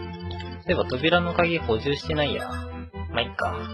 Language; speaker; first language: Japanese; native; Japanese